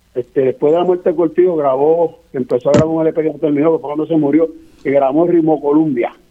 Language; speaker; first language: Spanish; native; Spanish